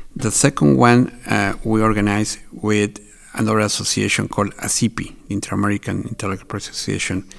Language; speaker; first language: English; non-native, fluent; Spanish